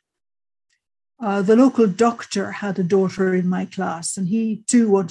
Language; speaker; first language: English; native; English